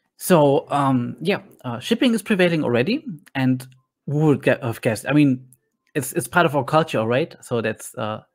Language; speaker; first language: English; non-native, fluent; German